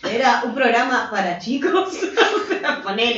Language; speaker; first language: Spanish; native; Spanish